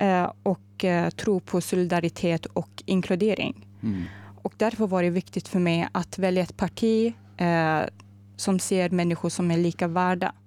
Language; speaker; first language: Swedish; non-native, fluent; Arabic